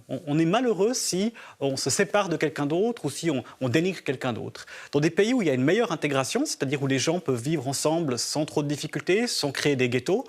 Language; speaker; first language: French; native; French